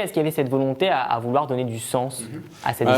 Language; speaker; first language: French; native; French